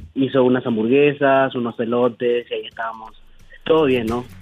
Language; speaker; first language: Spanish; native; Spanish